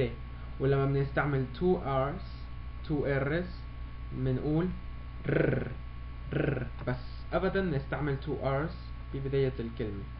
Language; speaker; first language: Arabic; early bilingual, heritage; Arabic